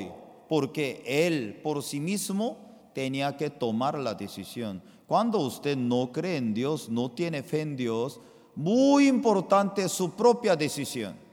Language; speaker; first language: Spanish; non-native, fluent; Korean